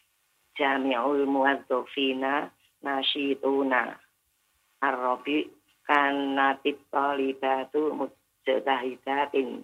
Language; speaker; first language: Arabic; non-native, learner; Indonesian